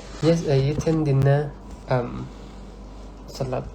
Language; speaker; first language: English; non-native, learner; Thai